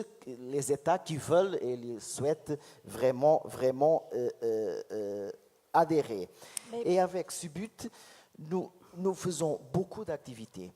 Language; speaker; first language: French; non-native, fluent; Portuguese